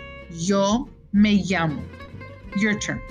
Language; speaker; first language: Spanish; non-native, fluent; English